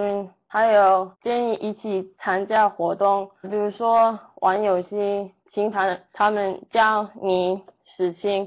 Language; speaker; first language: Chinese; early bilingual, heritage; Chinese